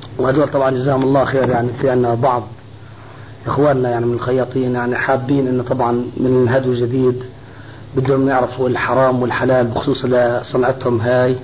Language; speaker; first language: Arabic; native; Arabic